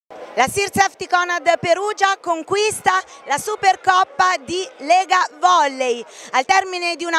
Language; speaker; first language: Italian; native; Italian